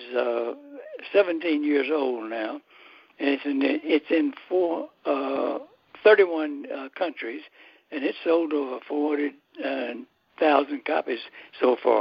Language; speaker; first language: English; native; English